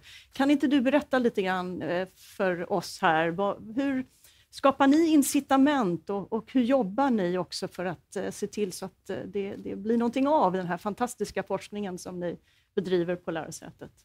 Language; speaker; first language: Swedish; native; Swedish